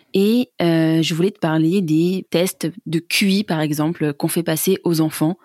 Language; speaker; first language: French; native; French